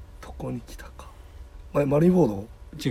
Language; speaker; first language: Japanese; native; Japanese